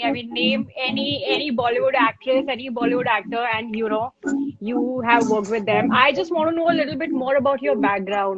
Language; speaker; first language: English; non-native, local second language; Hindi